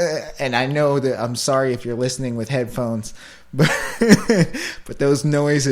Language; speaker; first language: English; native; English